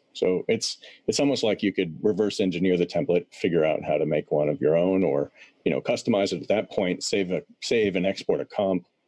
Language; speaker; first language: English; native; English